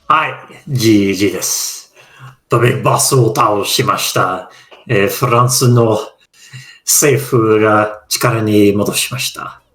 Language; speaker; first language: Japanese; non-native, fluent; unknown